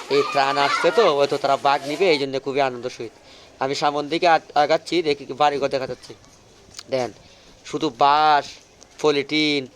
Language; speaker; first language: Bangla; non-native, local second language; Sylheti